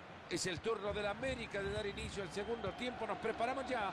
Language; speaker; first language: Spanish; native; Spanish